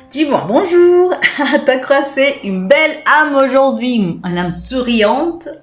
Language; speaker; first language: French; non-native, fluent; Spanish